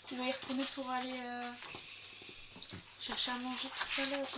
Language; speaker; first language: French; native; French